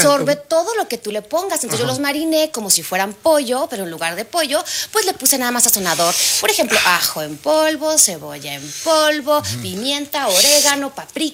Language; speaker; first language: Spanish; native; Spanish